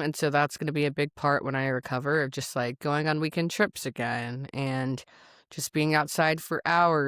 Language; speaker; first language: English; native; English